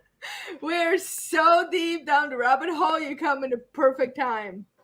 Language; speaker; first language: English; native; English